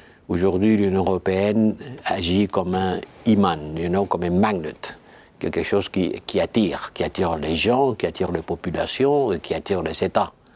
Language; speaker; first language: French; non-native, fluent; Spanish